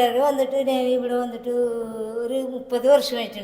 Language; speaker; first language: Malayalam; non-native, local second language; Telugu